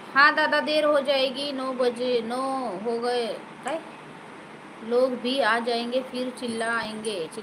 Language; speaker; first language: Hindi; non-native, local second language; Marathi